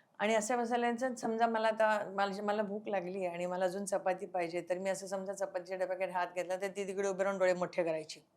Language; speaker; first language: Marathi; non-native, local second language; Konkani